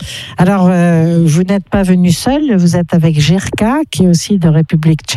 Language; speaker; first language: French; native; French